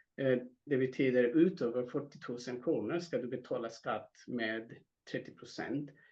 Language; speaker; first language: Swedish; non-native, fluent; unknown